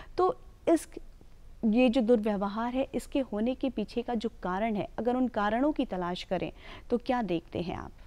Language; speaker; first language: Hindi; native; Hindi